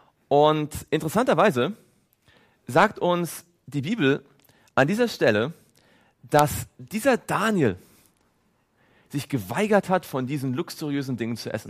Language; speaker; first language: German; native; German